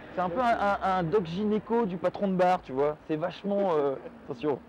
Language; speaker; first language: French; native; French